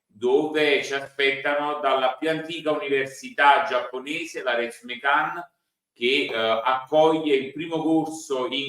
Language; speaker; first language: Italian; native; Italian